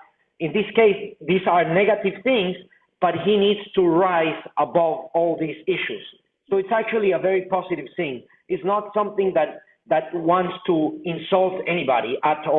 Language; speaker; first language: English; non-native, fluent; Spanish